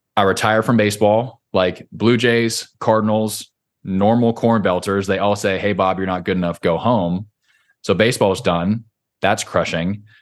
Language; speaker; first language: English; native; English